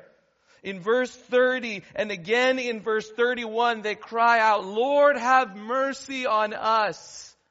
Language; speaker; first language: English; native; English